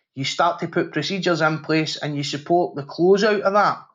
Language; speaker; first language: English; native; English